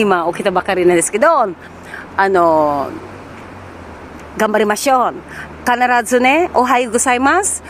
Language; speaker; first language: Japanese; non-native, learner; Filipino